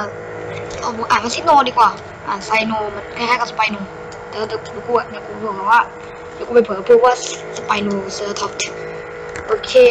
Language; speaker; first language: Thai; native; Thai